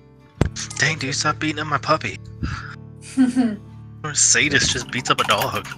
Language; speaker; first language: English; native; English